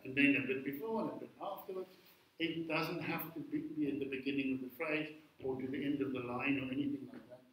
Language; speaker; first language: English; non-native, local second language; Afrikaans